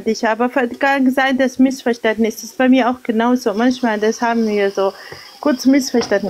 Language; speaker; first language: German; non-native, learner; Arabic